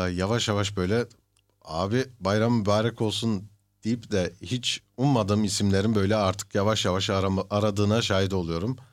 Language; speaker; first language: Turkish; early bilingual, heritage; Turkish